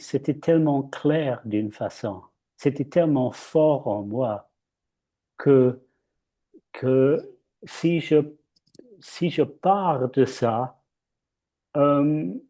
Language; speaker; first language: French; non-native, fluent; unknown